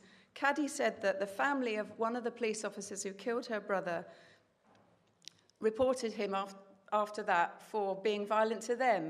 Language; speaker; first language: English; native; English